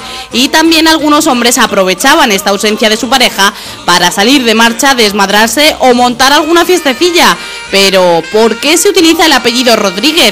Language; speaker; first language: Spanish; native; Spanish